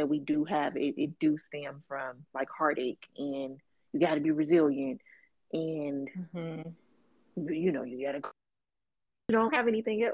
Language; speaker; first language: English; native; English